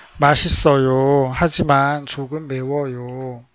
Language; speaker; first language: Korean; native; Korean